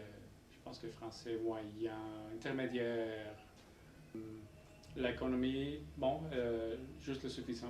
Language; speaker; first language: French; non-native, learner; English